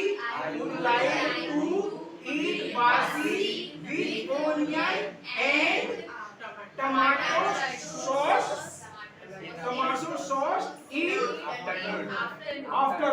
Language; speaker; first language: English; non-native, fluent; Chhattisgarhi